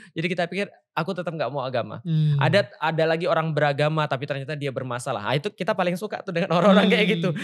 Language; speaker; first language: Indonesian; native; Indonesian